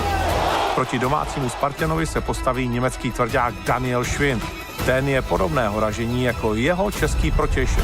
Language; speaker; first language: Czech; native; Czech